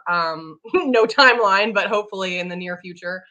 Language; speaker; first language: English; native; English